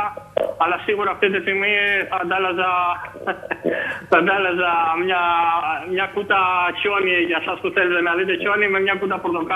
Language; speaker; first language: Greek; native; Greek